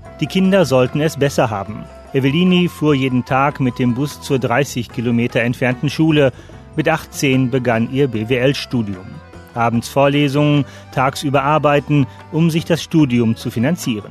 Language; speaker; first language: German; native; German